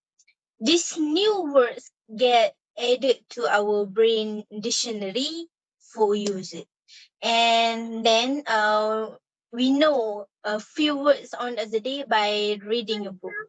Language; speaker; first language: English; non-native, learner; Malay